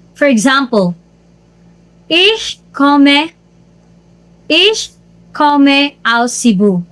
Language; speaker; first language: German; non-native, learner; Cebuano